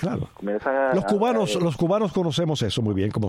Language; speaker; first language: Spanish; native; Spanish